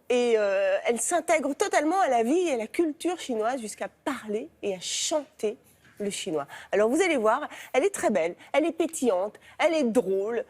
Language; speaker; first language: French; native; French